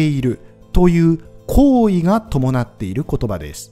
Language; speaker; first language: Japanese; native; Japanese